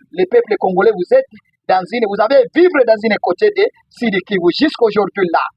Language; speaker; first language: French; non-native, local second language; Swahili